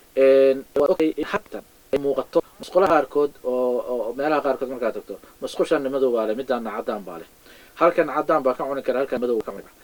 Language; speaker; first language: Somali; native; Somali